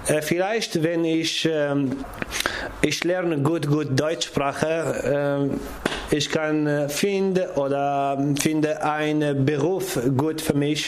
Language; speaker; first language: German; non-native, learner; Kurdish